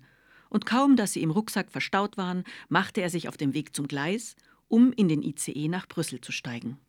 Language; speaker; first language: German; native; German